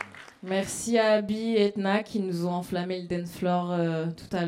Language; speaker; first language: French; native; French